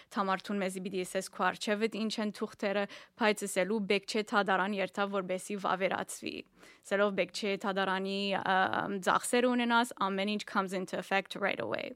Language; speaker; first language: Armenian; early bilingual, heritage; Armenian